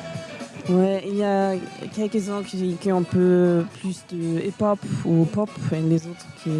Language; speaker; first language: French; non-native, fluent; German